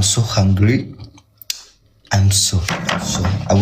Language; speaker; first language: English; non-native, learner; Amharic